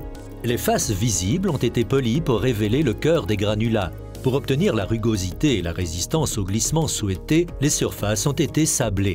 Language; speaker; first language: French; native; French